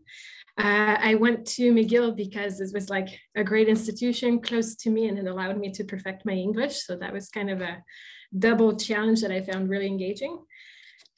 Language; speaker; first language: English; non-native, fluent; French